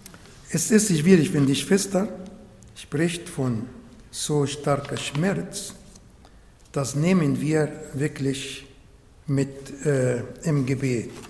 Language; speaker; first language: German; non-native, fluent; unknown